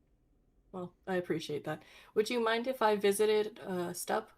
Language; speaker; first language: English; native; English